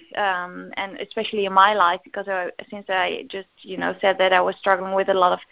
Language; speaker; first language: English; non-native, fluent; Dutch